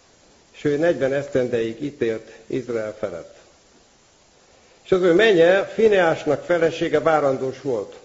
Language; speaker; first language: Hungarian; native; Hungarian